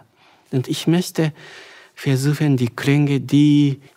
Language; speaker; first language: German; non-native, fluent; Japanese